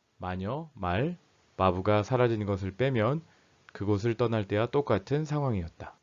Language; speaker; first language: Korean; native; Korean